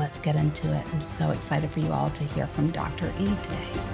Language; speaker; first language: English; native; English